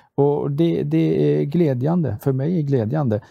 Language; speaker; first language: Swedish; non-native, fluent; Persian